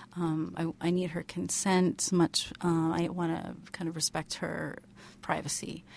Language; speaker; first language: English; native; English